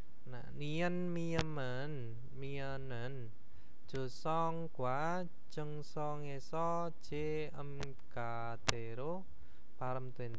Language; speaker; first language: Korean; non-native, fluent; Indonesian